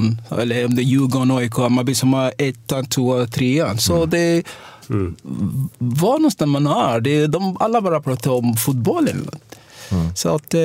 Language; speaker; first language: Swedish; non-native, fluent; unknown